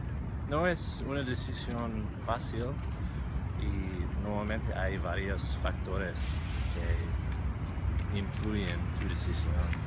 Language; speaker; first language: Spanish; non-native, fluent; English